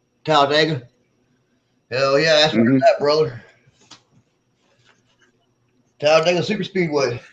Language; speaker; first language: English; native; English